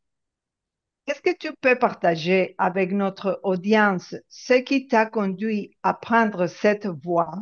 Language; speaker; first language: French; non-native, fluent; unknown